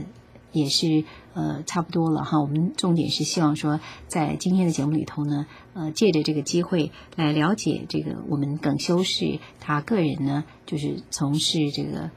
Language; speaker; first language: Chinese; native; Chinese